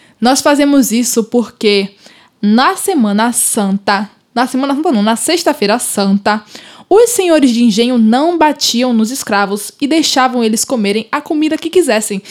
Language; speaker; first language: Portuguese; native; Portuguese